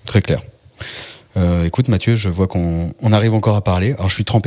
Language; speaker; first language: French; native; French